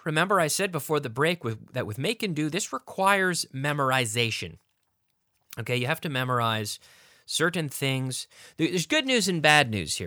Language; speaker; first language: English; native; English